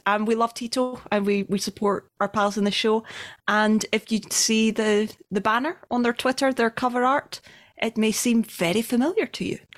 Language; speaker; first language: English; native; English